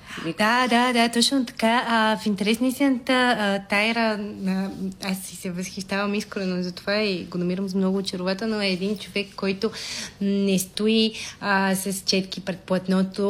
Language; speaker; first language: Bulgarian; native; Bulgarian